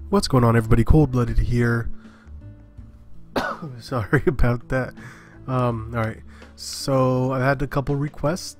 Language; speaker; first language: English; native; English